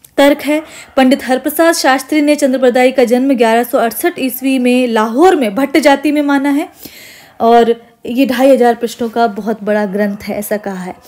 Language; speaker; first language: Hindi; native; Hindi